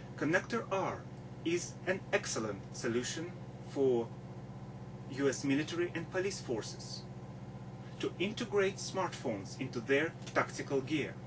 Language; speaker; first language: English; non-native, fluent; Russian